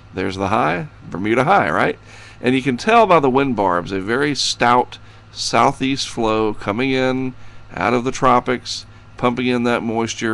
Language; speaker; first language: English; native; English